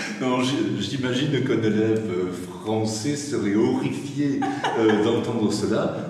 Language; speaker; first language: French; native; French